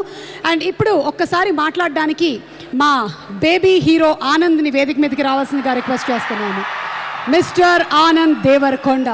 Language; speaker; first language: Telugu; native; Telugu